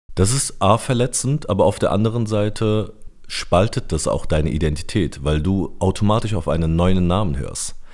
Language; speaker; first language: German; early bilingual, other home language; Turkish